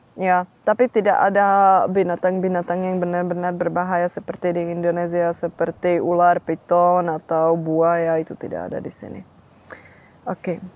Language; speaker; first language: Indonesian; non-native, fluent; Czech